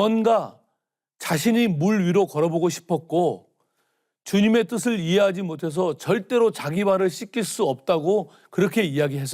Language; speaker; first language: Korean; native; Korean